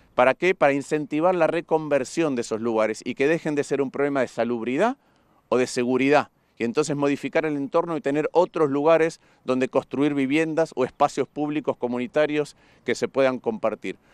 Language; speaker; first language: Spanish; native; Spanish